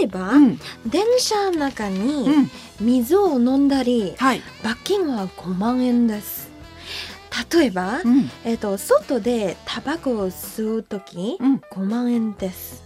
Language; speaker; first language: Japanese; non-native, learner; English